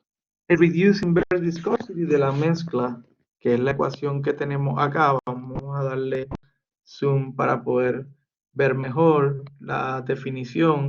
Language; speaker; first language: Spanish; native; Spanish